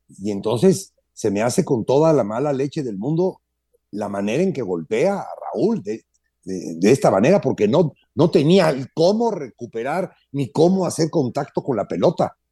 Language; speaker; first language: Spanish; native; Spanish